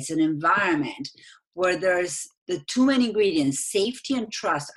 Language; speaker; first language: English; non-native, fluent; Spanish